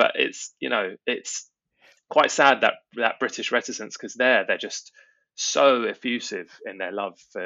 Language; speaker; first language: English; native; English